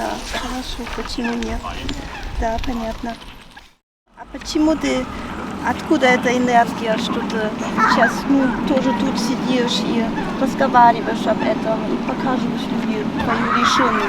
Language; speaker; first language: Russian; early bilingual, heritage; Russian